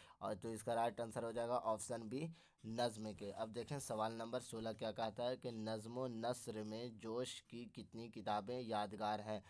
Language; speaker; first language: Urdu; native; Urdu